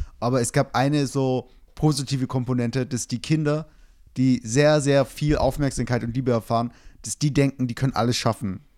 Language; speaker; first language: German; early bilingual, other home language; Turkish